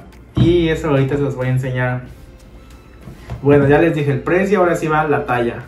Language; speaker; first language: Spanish; native; Spanish